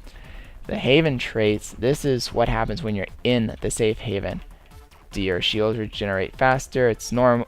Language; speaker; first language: English; native; English